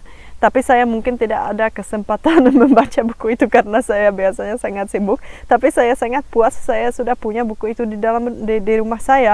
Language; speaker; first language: Indonesian; non-native, fluent; Czech